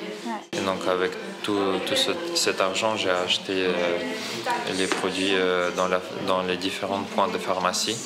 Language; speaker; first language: French; non-native, fluent; Ukrainian